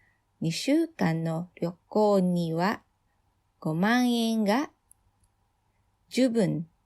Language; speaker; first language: Japanese; non-native, fluent; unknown